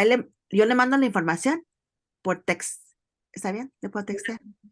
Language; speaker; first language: Spanish; early bilingual, heritage; Spanish